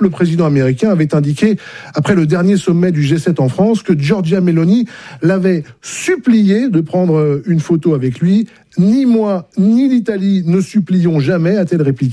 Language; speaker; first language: French; native; French